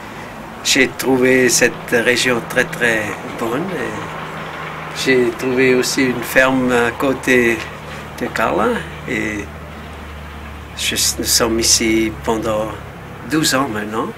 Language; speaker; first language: French; non-native, fluent; Dutch